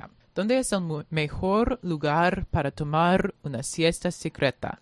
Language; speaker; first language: Spanish; non-native, learner; English